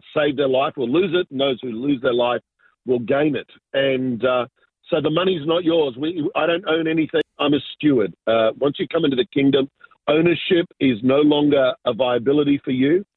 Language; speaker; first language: English; native; English